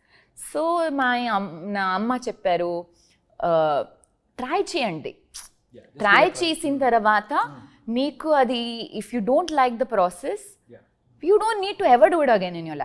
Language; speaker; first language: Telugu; non-native, learner; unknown